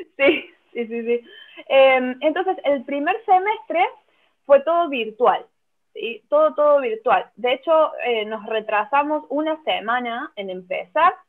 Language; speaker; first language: Spanish; native; Spanish